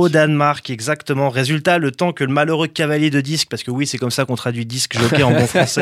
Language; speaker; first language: French; native; French